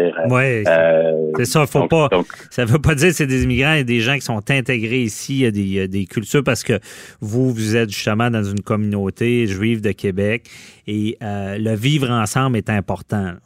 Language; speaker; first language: French; native; French